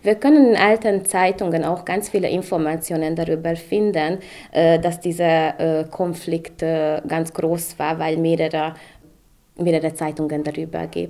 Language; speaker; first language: German; non-native, local second language; Hungarian